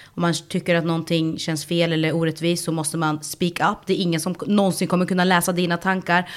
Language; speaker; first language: Swedish; early bilingual, other home language; Spanish